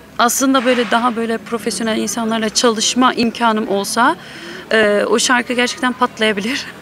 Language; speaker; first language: Turkish; early bilingual, heritage; Turkish